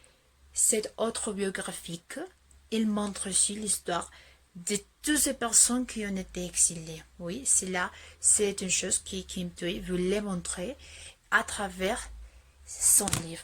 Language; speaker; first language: French; non-native, fluent; Spanish